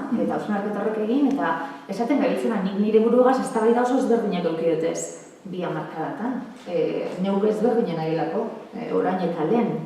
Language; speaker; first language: Basque; native; Basque